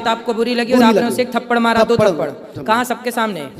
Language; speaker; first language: Hindi; native; Hindi